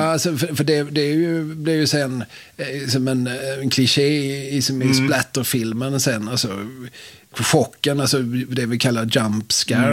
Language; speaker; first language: Swedish; native; Swedish